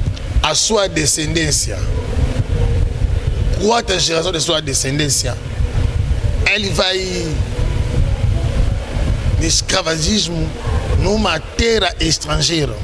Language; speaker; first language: Portuguese; non-native, learner; Lingala